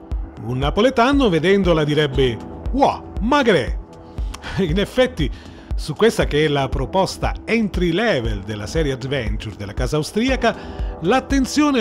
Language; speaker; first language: Italian; native; Italian